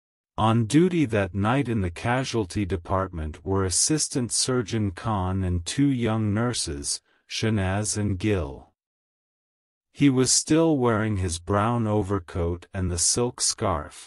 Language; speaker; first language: English; non-native, local second language; Urdu